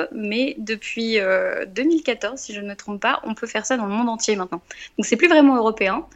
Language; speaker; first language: French; native; French